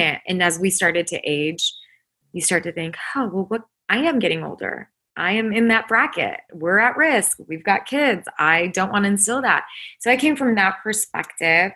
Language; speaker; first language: English; native; English